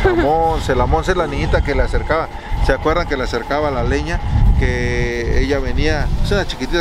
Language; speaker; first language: Spanish; native; Spanish